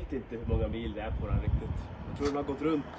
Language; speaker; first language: Swedish; native; Swedish